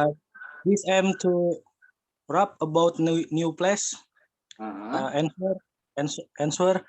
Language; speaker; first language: English; non-native, learner; Indonesian